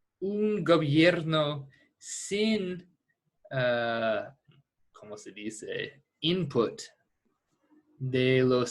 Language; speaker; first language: Spanish; non-native, fluent; English